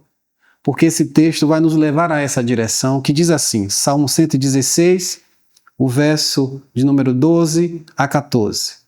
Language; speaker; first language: Portuguese; native; Portuguese